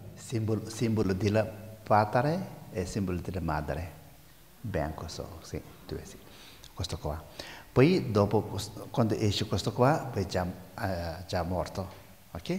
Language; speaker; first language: Italian; non-native, learner; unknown